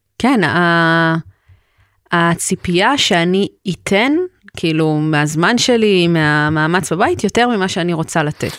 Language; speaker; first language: Hebrew; native; Hebrew